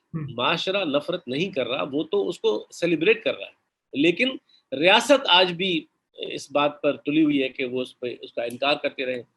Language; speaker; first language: Urdu; non-native, local second language; Sindhi